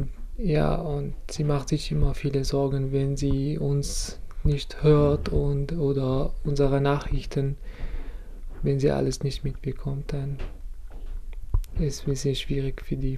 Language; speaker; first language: German; non-native, fluent; Kurdish